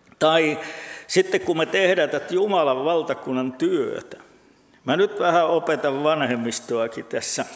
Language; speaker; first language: Finnish; native; Finnish